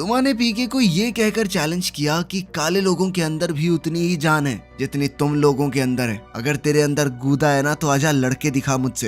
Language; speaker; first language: Hindi; native; Hindi